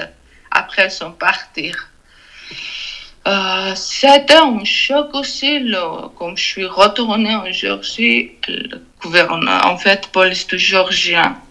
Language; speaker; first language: French; non-native, learner; Georgian